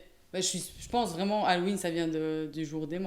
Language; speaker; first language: French; native; French